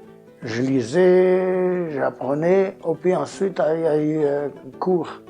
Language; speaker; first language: French; non-native, fluent; Portuguese